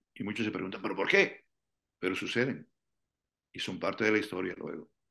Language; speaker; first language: Spanish; native; Spanish